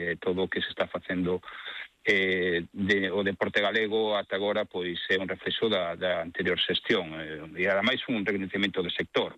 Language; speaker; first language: Galician; non-native, local second language; Spanish